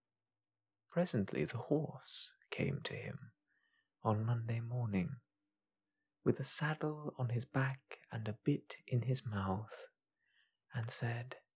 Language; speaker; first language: English; native; English